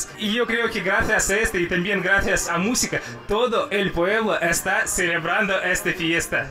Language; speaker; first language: Spanish; non-native, fluent; Russian